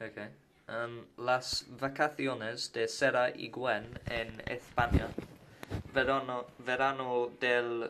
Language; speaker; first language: Spanish; non-native, learner; English